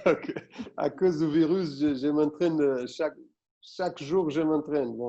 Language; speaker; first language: French; non-native, fluent; Portuguese